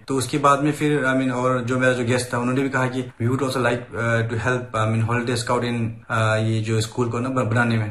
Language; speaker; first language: Hindi; non-native, local second language; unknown